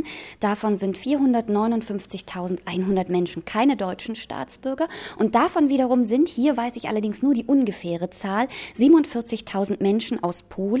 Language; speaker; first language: German; native; German